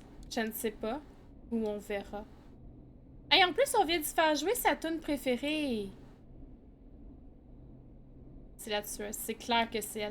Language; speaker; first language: French; native; French